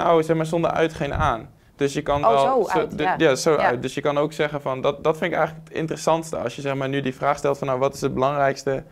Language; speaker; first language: Dutch; native; Dutch